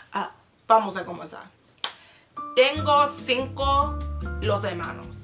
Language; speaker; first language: Spanish; non-native, learner; English